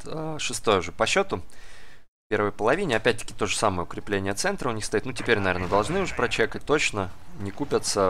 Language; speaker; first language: Russian; native; Russian